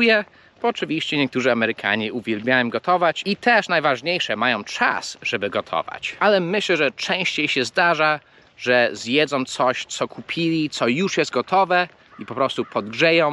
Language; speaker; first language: Polish; early bilingual, heritage; Polish